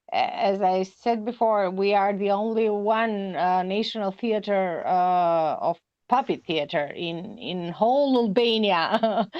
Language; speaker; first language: English; non-native, learner; Albanian